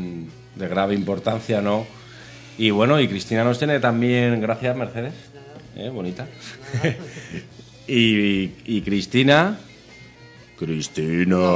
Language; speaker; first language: Spanish; native; Spanish